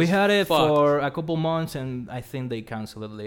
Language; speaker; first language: English; non-native, fluent; Spanish